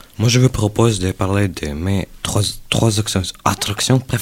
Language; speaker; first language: French; non-native, learner; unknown